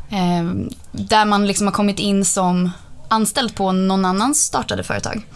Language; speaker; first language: Swedish; native; Swedish